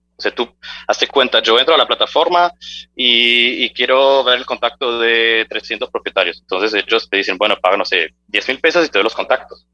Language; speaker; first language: Spanish; early bilingual, heritage; Spanish